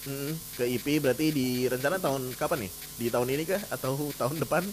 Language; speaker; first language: Indonesian; native; Indonesian